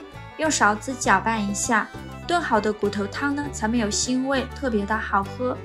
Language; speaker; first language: Chinese; native; Chinese